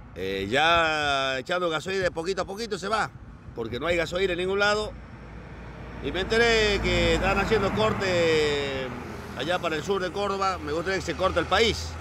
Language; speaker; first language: Spanish; native; Spanish